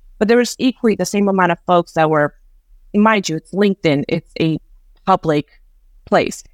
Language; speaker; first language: English; early bilingual, other home language; Persian